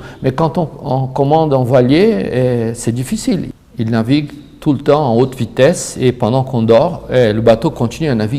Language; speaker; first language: French; non-native, fluent; Portuguese